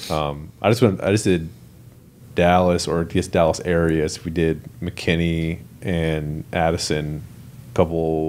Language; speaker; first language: English; native; English